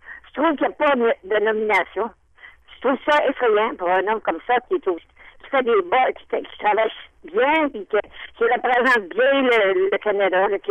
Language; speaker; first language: French; native; French